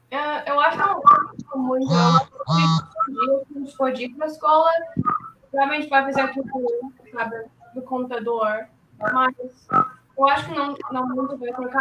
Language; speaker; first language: Portuguese; early bilingual, heritage; Portuguese